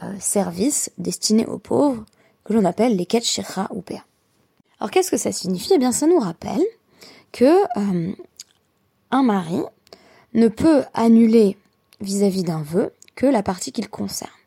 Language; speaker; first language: French; native; French